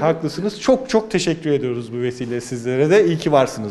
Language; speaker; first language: Turkish; native; Turkish